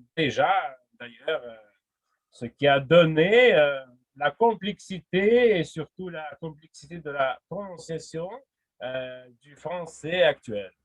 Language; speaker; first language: French; non-native, fluent; Russian